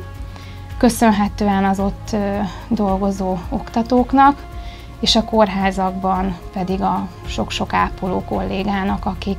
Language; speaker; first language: Hungarian; native; Hungarian